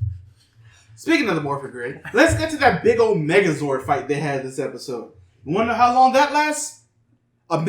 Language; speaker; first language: English; native; English